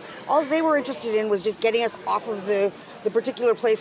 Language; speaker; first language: English; native; English